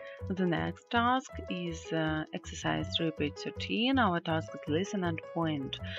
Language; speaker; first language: English; non-native, fluent; Ukrainian